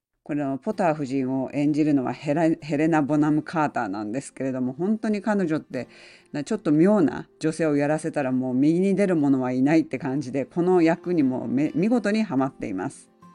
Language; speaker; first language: Japanese; native; Japanese